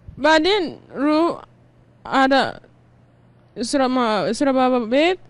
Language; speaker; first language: Arabic; non-native, learner; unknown